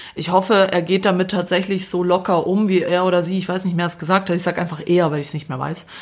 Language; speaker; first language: German; non-native, fluent; Croatian